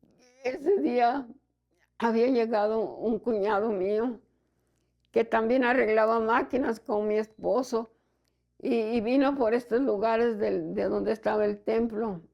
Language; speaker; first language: Spanish; native; Spanish